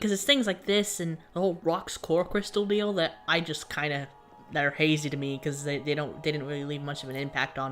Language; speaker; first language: English; native; English